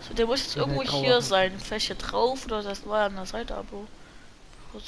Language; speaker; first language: German; native; German